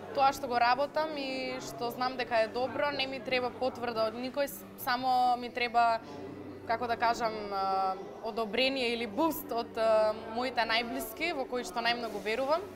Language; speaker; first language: Macedonian; native; Macedonian